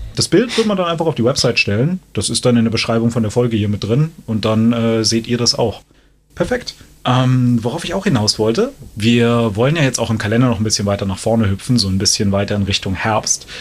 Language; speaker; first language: German; native; German